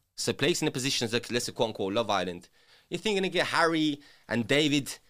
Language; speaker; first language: English; non-native, local second language; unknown